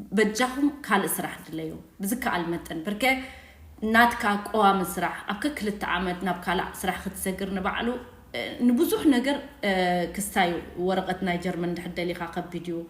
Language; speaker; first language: Tigrinya; native; Tigrinya